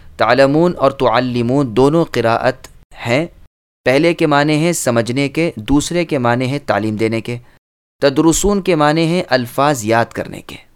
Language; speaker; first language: Urdu; native; Urdu